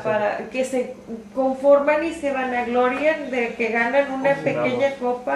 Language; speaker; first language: Spanish; native; Spanish